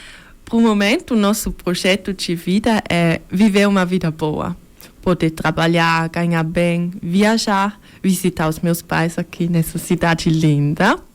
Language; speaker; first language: Portuguese; early bilingual, heritage; Portuguese